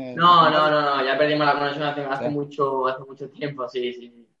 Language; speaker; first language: Spanish; native; Spanish